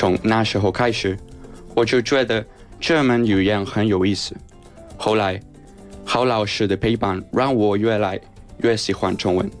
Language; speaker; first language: Chinese; non-native, fluent; Spanish